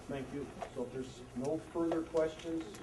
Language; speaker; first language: English; native; English